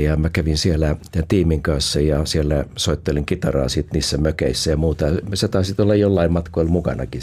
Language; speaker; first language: Finnish; native; Finnish